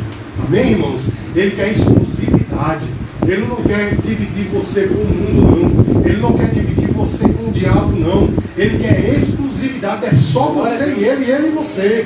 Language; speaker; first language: Portuguese; native; Portuguese